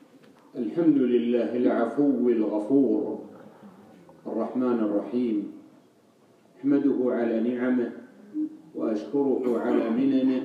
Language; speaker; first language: Arabic; native; Arabic